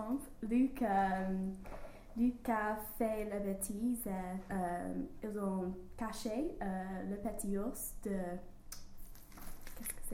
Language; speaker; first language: French; non-native, learner; English